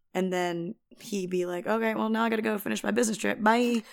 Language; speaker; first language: English; early bilingual, other home language; Filipino